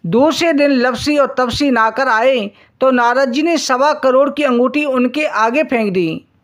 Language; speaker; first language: Hindi; native; Hindi